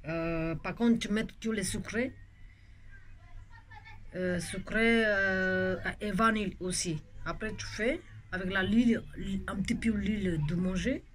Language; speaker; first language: French; non-native, local second language; Romanian